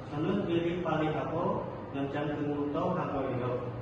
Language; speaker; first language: Korean; non-native, learner; Khmer